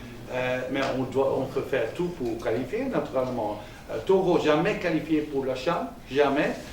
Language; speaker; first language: French; non-native, local second language; Dutch